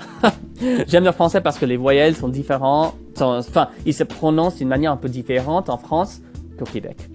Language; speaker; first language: French; non-native, local second language; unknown